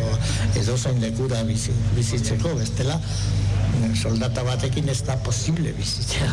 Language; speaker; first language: Basque; non-native, local second language; Spanish